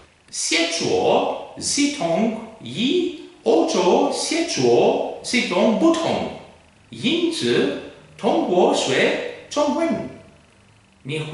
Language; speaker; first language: Chinese; non-native, learner; Greek